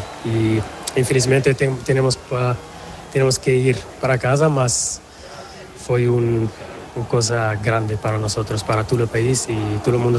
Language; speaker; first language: Spanish; non-native, local second language; Portuguese